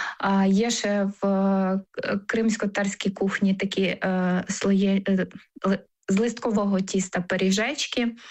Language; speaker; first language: Ukrainian; non-native, local second language; Crimean Tatar